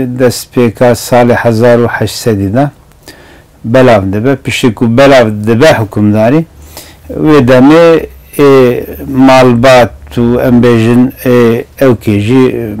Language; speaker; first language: Kurdish; non-native, local second language; Zaza